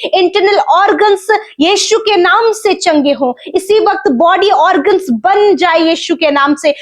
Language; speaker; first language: Hindi; native; Hindi